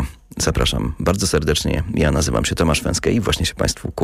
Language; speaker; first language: Polish; native; Polish